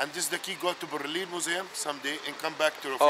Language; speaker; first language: English; non-native, learner; Arabic